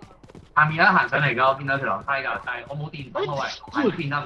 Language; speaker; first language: Chinese; native; Chinese